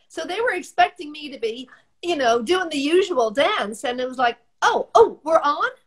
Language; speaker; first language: English; native; English